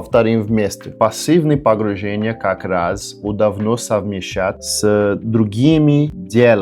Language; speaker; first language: Russian; non-native, learner; Portuguese